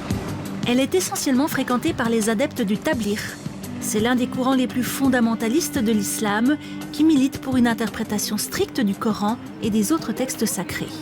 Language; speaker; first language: French; native; French